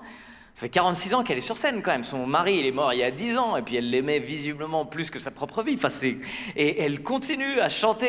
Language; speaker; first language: French; native; French